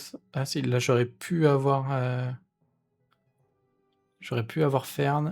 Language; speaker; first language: French; native; French